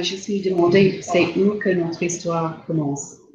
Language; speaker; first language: French; non-native, learner; English